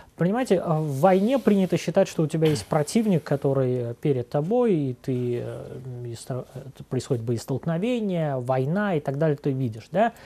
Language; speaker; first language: Russian; non-native, local second language; Azerbaijani